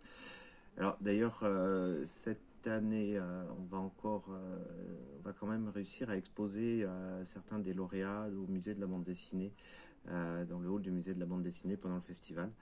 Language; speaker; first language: French; native; French